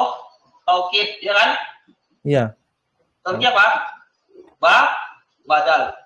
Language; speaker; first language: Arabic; non-native, fluent; Indonesian